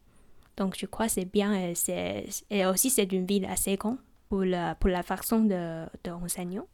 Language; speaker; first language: French; non-native, learner; Chinese